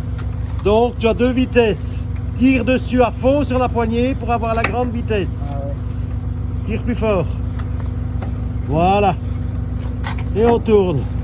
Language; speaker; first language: French; native; French